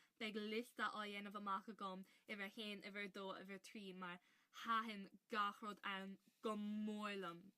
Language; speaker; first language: Irish; native; Irish